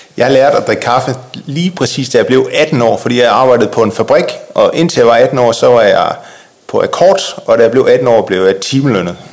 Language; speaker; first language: Danish; native; Danish